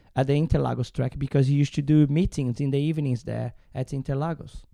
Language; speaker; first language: English; non-native, learner; Portuguese